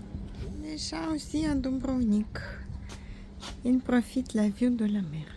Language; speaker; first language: French; non-native, fluent; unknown